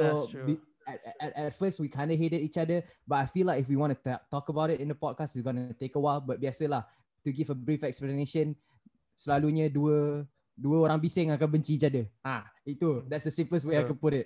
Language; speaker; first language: English; non-native, local second language; Malay